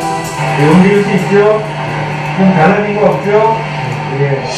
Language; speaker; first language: Korean; native; Korean